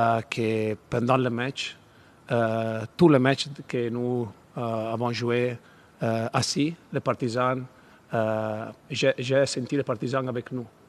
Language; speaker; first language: French; non-native, fluent; Italian